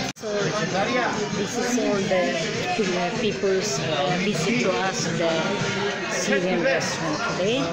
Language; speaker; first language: English; non-native, local second language; Filipino